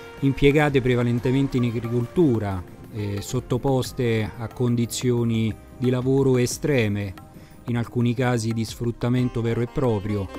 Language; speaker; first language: Italian; native; Italian